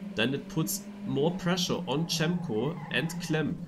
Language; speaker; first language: English; non-native, fluent; German